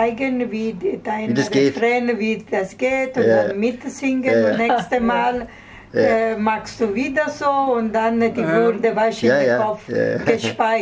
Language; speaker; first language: German; non-native, learner; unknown